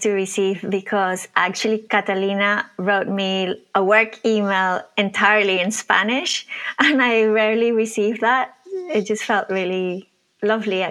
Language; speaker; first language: English; non-native, fluent; Spanish